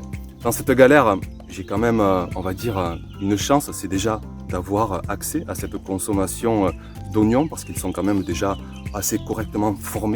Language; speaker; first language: French; native; French